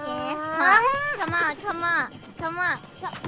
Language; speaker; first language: Japanese; non-native, learner; Indonesian